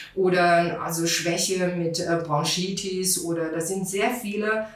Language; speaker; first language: German; non-native, fluent; Chinese